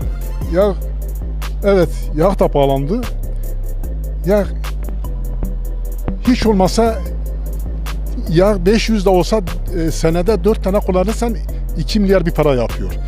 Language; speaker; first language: Turkish; non-native, local second language; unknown